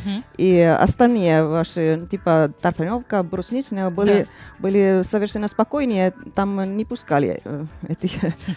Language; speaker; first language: Russian; non-native, fluent; Finnish